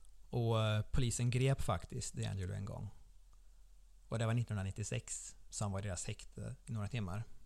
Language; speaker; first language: Swedish; native; Swedish